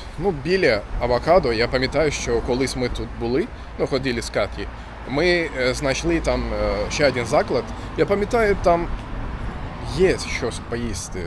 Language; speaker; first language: Ukrainian; non-native, learner; Turkish